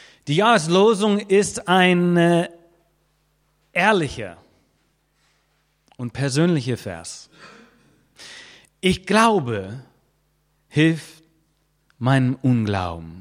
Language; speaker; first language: German; non-native, fluent; English